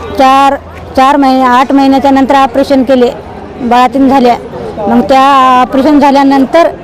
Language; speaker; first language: Marathi; native; Marathi